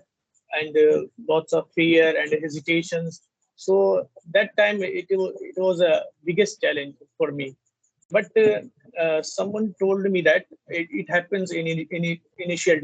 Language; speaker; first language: English; non-native, learner; Hindi